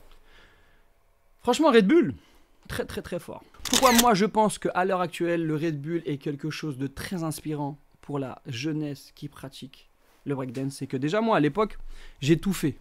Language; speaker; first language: French; native; French